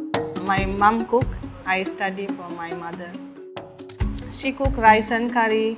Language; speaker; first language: English; non-native, learner; Sinhala